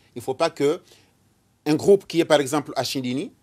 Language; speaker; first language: French; non-native, local second language; Ngazidja Comorian